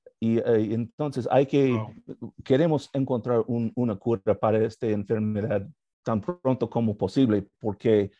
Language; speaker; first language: Spanish; non-native, learner; English